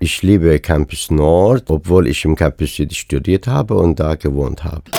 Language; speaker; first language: German; non-native, fluent; Persian